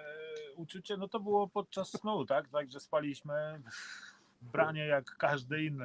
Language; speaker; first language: Polish; native; Polish